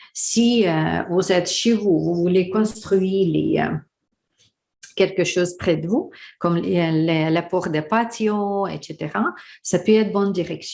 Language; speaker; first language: French; non-native, learner; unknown